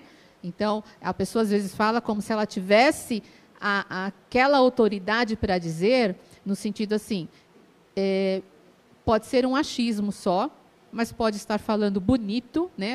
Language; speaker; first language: Portuguese; native; Portuguese